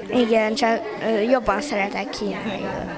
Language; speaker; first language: Hungarian; early bilingual, other home language; Chinese